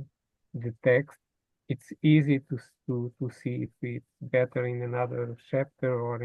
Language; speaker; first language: English; non-native, fluent; Portuguese